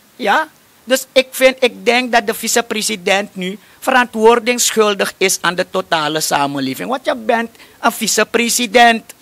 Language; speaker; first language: Dutch; native; Dutch